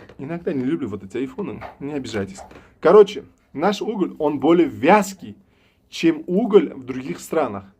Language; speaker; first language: Russian; non-native, local second language; Uzbek